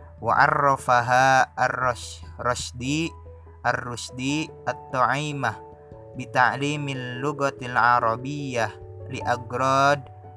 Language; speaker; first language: Arabic; non-native, learner; Indonesian